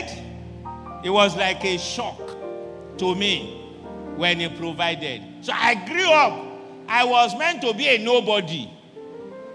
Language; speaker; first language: English; non-native, local second language; Yoruba